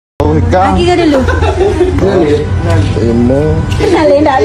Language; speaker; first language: Malay; native; Malay